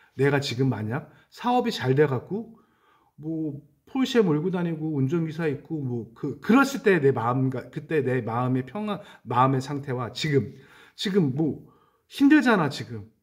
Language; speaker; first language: Korean; native; Korean